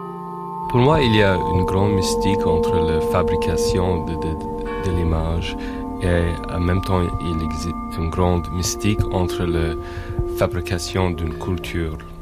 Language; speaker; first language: French; non-native, fluent; English